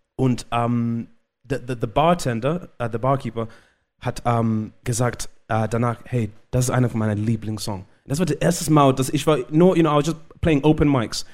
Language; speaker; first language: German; non-native, learner; Shona